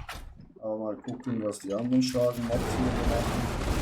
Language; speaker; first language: German; native; German